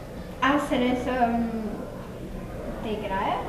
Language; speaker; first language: Bulgarian; early bilingual, heritage; Bulgarian